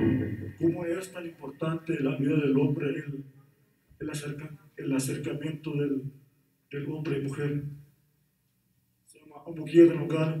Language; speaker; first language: Spanish; non-native, local second language; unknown